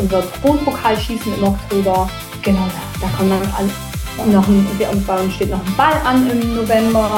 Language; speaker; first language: German; native; German